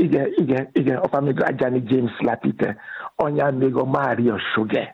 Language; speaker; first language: Hungarian; non-native, fluent; Yoruba